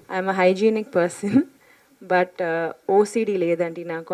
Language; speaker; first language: Telugu; non-native, fluent; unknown